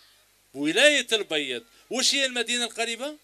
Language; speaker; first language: Arabic; native; Arabic